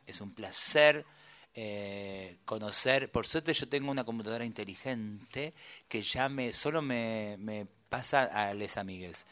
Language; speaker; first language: Spanish; native; Spanish